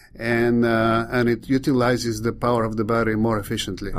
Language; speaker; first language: English; non-native, fluent; Bulgarian